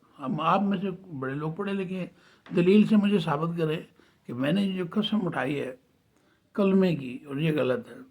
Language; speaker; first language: Urdu; native; Urdu